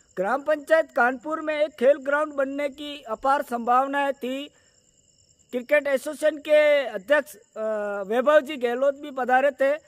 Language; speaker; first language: Hindi; native; Hindi